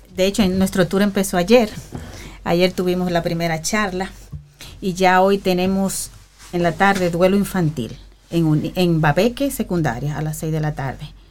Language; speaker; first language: Spanish; native; Spanish